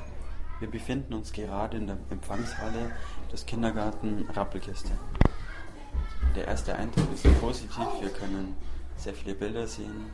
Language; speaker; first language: German; native; German